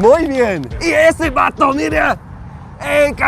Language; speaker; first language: Spanish; non-native, fluent; English